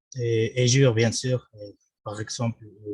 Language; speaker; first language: French; non-native, learner; Spanish